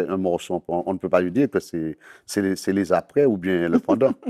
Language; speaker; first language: French; native; French